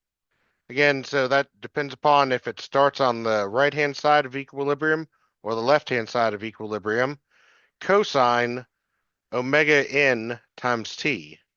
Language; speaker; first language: English; native; English